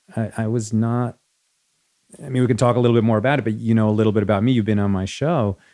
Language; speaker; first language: English; early bilingual, other home language; Spanish